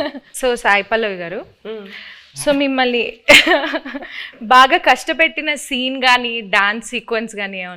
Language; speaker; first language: Telugu; native; Telugu